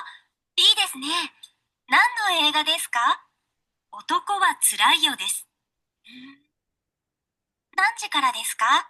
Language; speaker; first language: Japanese; non-native, learner; Sinhala